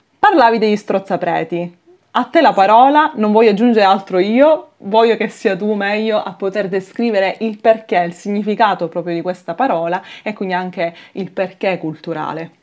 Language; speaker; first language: Italian; native; Italian